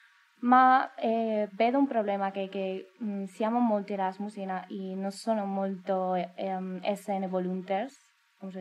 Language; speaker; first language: Italian; non-native, learner; Spanish